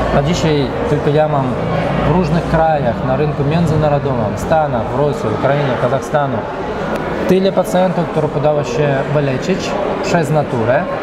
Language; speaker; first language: Polish; early bilingual, heritage; Russian